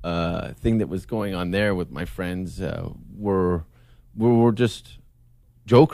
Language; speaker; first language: English; native; English